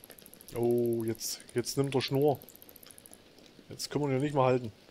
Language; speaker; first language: German; native; German